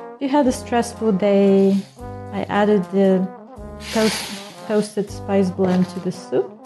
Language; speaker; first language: English; non-native, fluent; Bulgarian